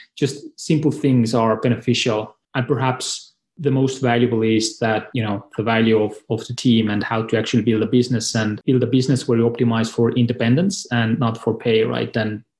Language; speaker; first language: English; non-native, fluent; Estonian